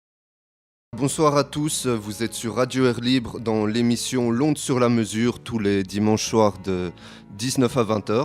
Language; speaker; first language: French; native; French